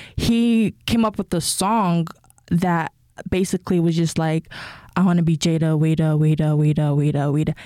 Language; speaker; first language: English; non-native, local second language; Yoruba